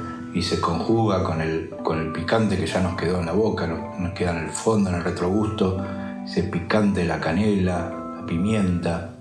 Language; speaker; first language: Spanish; native; Spanish